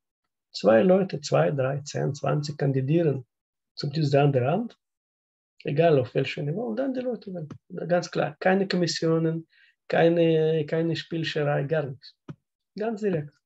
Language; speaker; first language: German; non-native, learner; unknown